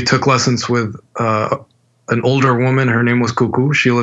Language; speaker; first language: English; native; English